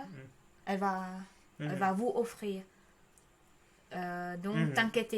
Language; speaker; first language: French; non-native, learner; Khmer